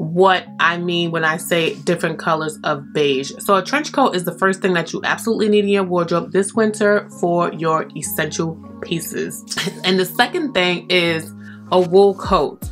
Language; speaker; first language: English; native; English